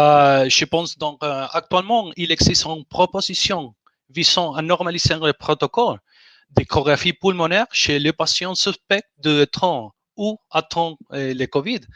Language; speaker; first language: French; non-native, learner; Spanish